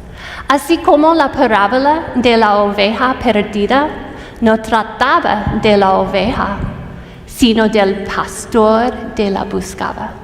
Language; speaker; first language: Spanish; non-native, fluent; English